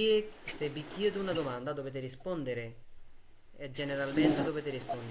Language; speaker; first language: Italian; non-native, fluent; Bangla